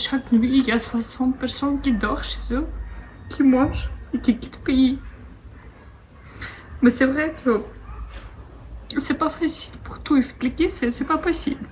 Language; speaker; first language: French; non-native, fluent; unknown